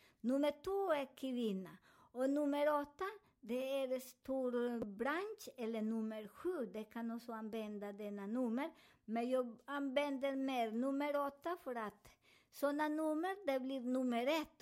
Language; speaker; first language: Swedish; non-native, learner; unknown